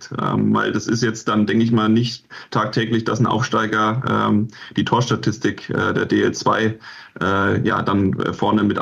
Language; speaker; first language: German; native; German